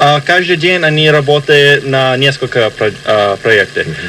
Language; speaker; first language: Russian; early bilingual, heritage; Russian